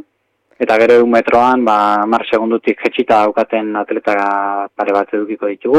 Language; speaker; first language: Basque; native; Basque